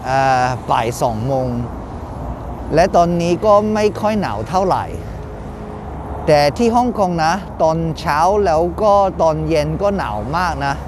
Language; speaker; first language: Thai; non-native, fluent; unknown